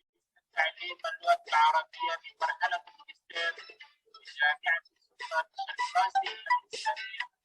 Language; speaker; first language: Arabic; non-native, learner; Indonesian